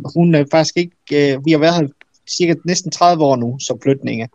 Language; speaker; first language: Danish; early bilingual, other home language; Bosnian